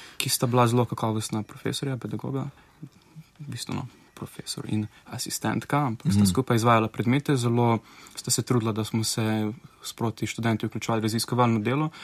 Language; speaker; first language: Slovenian; native; Slovenian